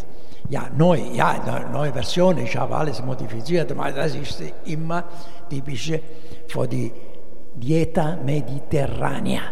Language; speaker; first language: German; non-native, learner; Italian